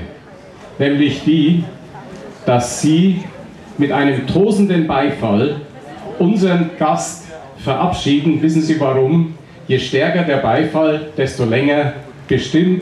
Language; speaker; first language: German; native; German